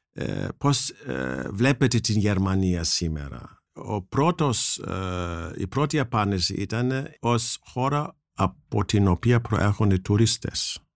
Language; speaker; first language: Greek; non-native, fluent; German